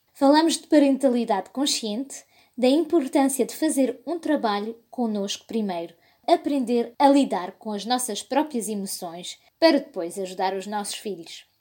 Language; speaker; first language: Portuguese; early bilingual, heritage; Portuguese